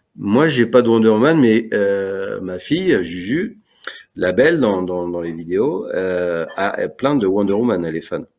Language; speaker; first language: French; native; French